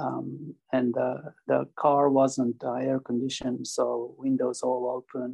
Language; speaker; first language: English; non-native, fluent; Japanese